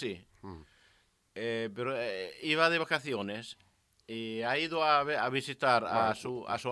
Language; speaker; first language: Spanish; non-native, learner; Arabic